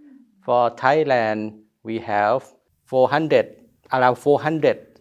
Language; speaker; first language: English; non-native, learner; Thai